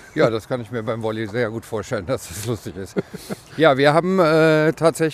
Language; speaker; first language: German; native; German